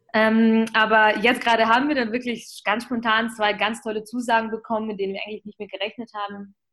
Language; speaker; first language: German; early bilingual, other home language; Ukrainian